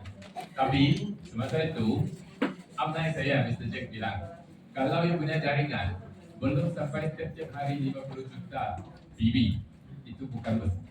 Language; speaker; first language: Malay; non-native, local second language; Chinese